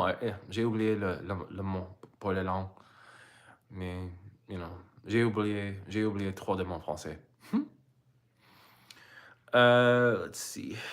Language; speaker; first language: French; non-native, learner; English